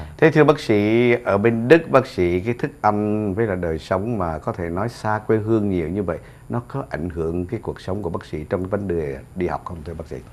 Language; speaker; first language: Vietnamese; native; Vietnamese